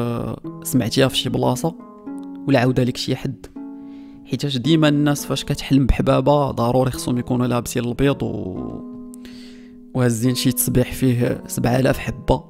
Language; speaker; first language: Arabic; native; Arabic